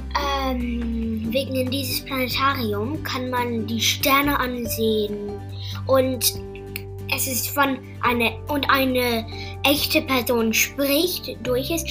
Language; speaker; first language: German; non-native, fluent; English